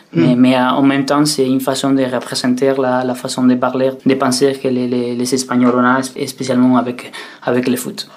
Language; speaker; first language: French; non-native, fluent; Spanish